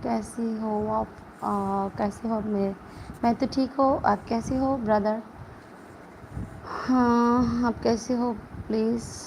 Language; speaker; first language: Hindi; non-native, learner; Bangla